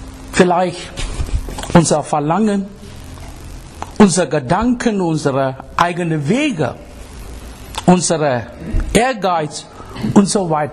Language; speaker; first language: German; non-native, learner; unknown